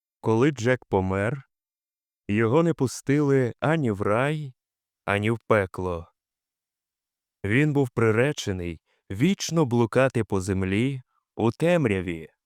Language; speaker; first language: Ukrainian; native; Ukrainian